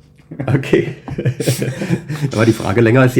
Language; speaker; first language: German; native; German